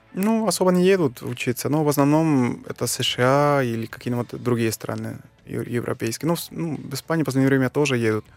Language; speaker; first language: Russian; non-native, fluent; Spanish